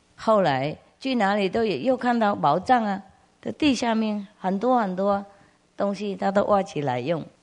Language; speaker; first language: Chinese; non-native, fluent; Vietnamese